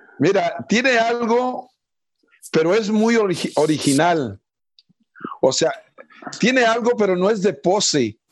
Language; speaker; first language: Spanish; native; Spanish